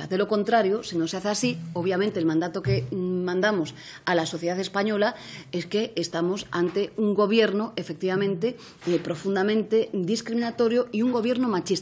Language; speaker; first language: Spanish; native; Spanish